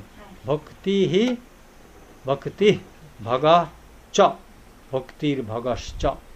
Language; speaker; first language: Japanese; non-native, fluent; Bangla